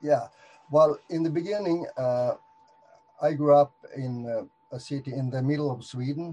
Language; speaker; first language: English; non-native, fluent; Swedish